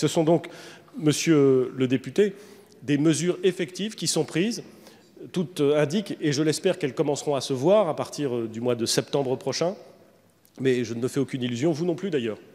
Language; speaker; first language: French; native; French